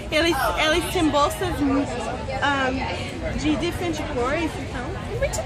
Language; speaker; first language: Portuguese; non-native, fluent; English